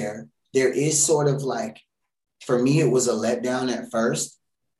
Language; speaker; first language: English; native; English